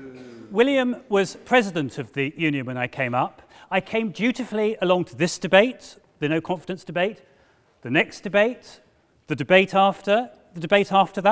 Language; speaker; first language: English; native; English